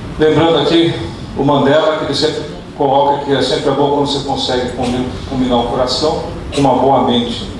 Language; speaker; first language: Portuguese; early bilingual, other home language; Dutch